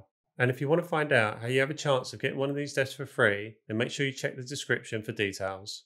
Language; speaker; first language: English; native; English